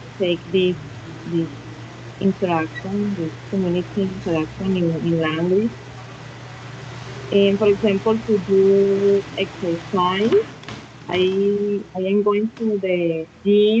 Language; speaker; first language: English; non-native, learner; Spanish